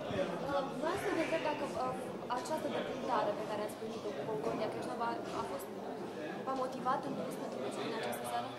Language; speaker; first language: Romanian; native; Romanian